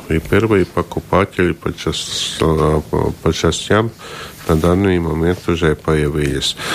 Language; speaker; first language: Russian; non-native, local second language; Latvian